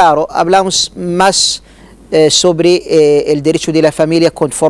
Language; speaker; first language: Spanish; non-native, learner; Arabic